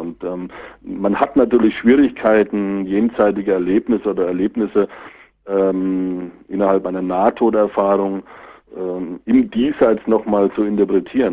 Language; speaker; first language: German; native; German